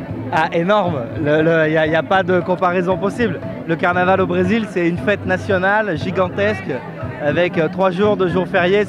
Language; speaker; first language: French; native; French